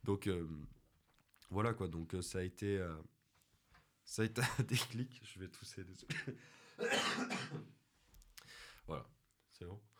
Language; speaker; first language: French; native; French